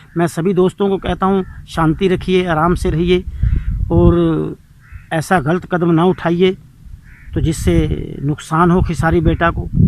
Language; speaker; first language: Urdu; native; Urdu